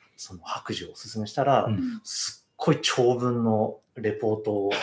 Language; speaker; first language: Japanese; native; Japanese